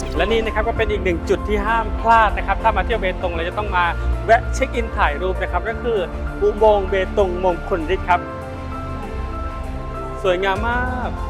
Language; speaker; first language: Thai; native; Thai